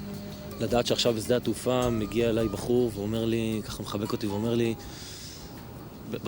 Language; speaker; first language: Hebrew; native; Hebrew